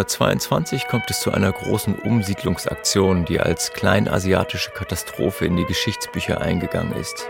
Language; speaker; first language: German; native; German